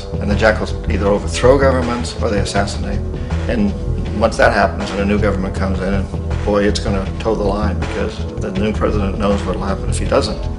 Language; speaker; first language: English; native; English